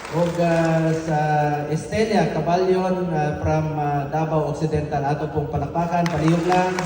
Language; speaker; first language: Filipino; non-native, local second language; Cebuano